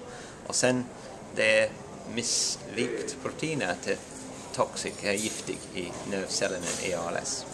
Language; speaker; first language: Swedish; non-native, learner; English